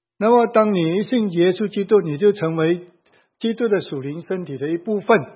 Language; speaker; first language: Chinese; native; Chinese